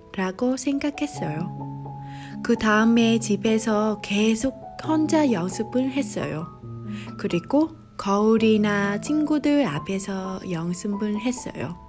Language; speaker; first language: Korean; non-native, learner; Vietnamese